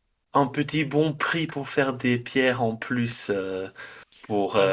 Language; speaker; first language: French; non-native, fluent; Dutch